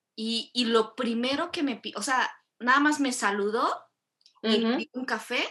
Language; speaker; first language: Spanish; early bilingual, other home language; Korean